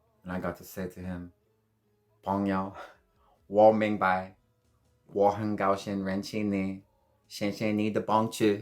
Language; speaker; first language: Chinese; non-native, learner; English